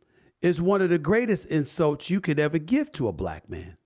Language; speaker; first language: English; native; English